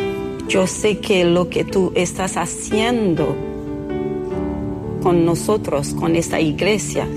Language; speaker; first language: Spanish; non-native, fluent; Haitian Creole